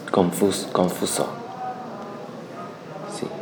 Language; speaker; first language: Spanish; non-native, learner; Chinese